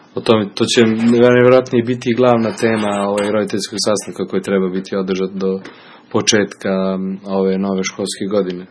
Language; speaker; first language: Serbian; native; Serbian